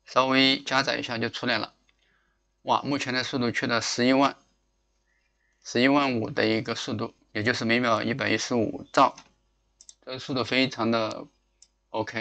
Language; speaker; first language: Chinese; native; Chinese